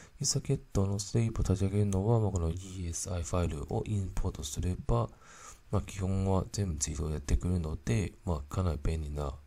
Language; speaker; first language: Japanese; non-native, fluent; Cantonese